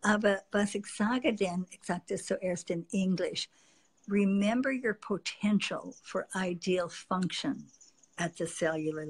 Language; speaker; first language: German; non-native, fluent; English